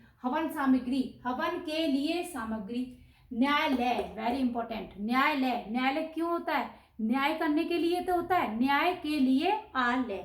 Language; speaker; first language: Hindi; native; Hindi